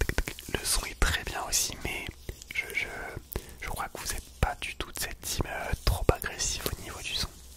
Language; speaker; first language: French; native; French